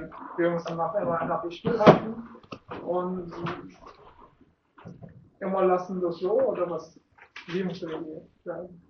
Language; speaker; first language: German; non-native, learner; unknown